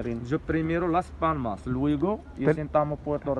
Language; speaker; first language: Spanish; non-native, learner; Arabic